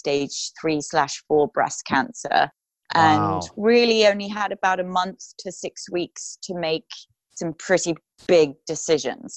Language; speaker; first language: English; native; English